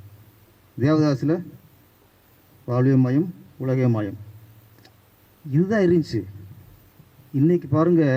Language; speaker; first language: Tamil; native; Tamil